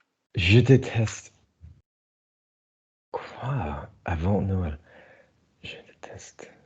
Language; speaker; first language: French; non-native, learner; English